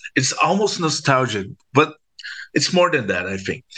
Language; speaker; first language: English; non-native, fluent; Portuguese